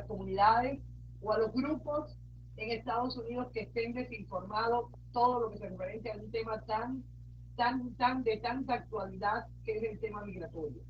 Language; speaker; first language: Spanish; native; Spanish